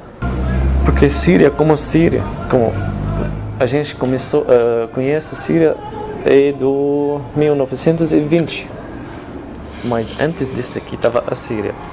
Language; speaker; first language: Portuguese; non-native, fluent; Arabic